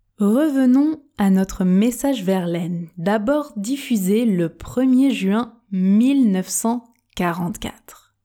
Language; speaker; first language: French; native; French